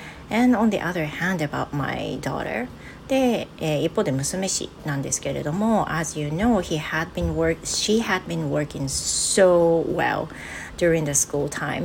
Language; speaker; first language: English; non-native, fluent; Japanese